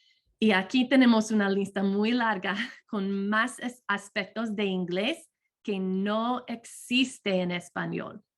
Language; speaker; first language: Spanish; non-native, fluent; English